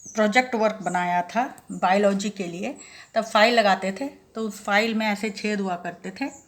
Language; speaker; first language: Hindi; non-native, local second language; Kannada